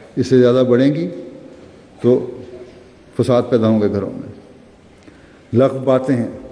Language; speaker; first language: Urdu; native; Urdu